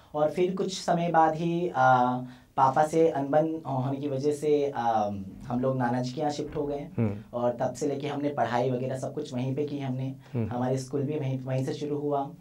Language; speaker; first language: Hindi; native; Hindi